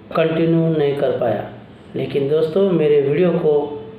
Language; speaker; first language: Hindi; non-native, local second language; Marathi